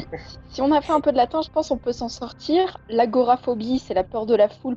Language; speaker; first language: French; native; French